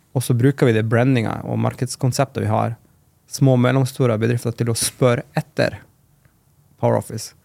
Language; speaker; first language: Norwegian; non-native, fluent; Macedonian